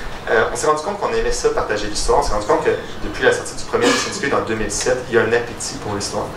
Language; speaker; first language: French; native; French